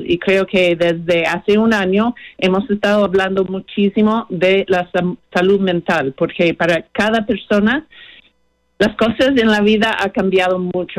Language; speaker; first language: Spanish; non-native, fluent; English